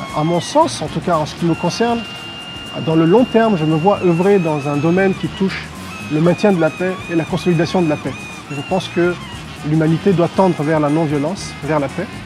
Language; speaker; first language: French; non-native, local second language; Hausa